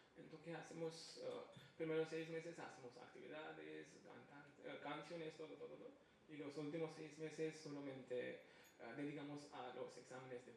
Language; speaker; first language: Spanish; non-native, fluent; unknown